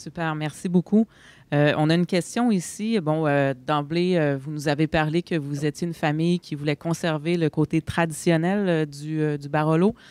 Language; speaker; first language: French; native; French